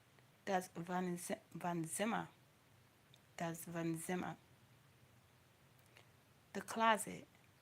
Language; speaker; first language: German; non-native, learner; English